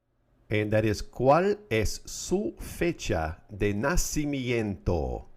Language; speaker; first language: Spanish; non-native, fluent; English